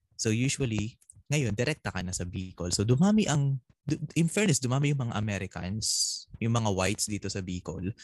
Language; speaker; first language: Filipino; non-native, local second language; Bikol